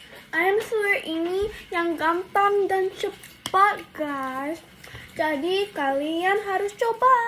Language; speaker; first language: Indonesian; early bilingual, heritage; English